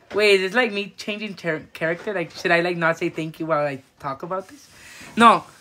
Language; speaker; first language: English; native; English